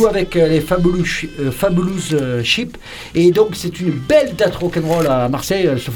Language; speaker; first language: French; native; French